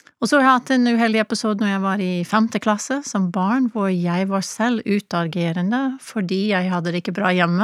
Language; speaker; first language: Norwegian; non-native, fluent; English